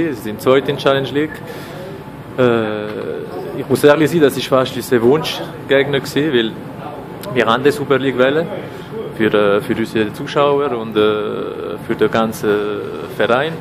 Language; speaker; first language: German; non-native, local second language; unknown